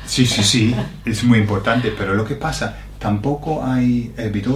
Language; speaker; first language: Spanish; non-native, fluent; English